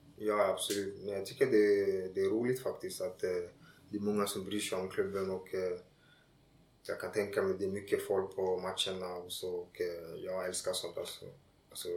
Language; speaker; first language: Swedish; early bilingual, other home language; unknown